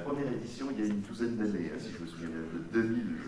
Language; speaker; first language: French; native; French